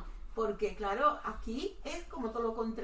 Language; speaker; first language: Spanish; native; Spanish